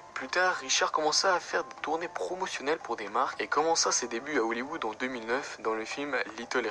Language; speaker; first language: French; native; French